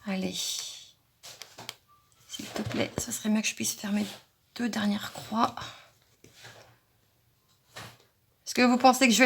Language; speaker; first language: French; native; French